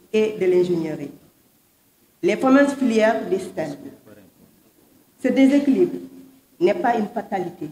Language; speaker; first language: French; non-native, local second language; Wolof